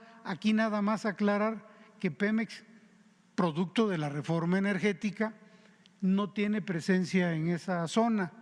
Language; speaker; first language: Spanish; native; Spanish